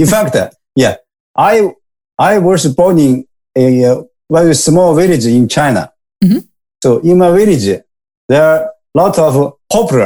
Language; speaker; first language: English; non-native, learner; Japanese